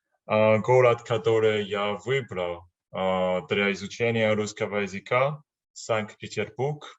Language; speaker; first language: Russian; non-native, learner; Chinese